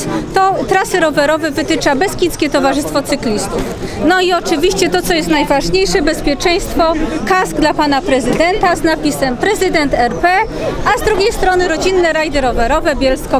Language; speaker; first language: Polish; native; Polish